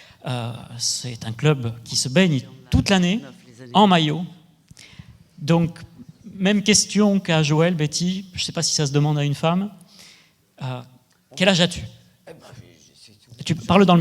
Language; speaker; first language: French; native; French